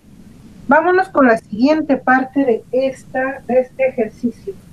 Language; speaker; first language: Spanish; native; Spanish